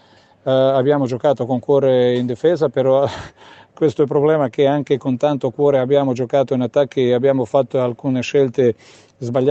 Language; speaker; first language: Italian; non-native, fluent; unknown